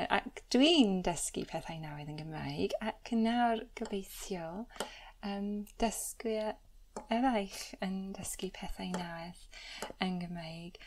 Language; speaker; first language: Welsh; non-native, learner; English